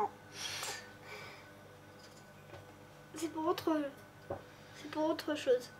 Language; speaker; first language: French; non-native, local second language; Arabic